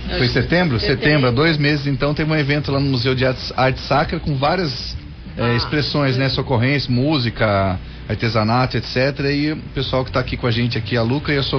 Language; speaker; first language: Portuguese; native; Portuguese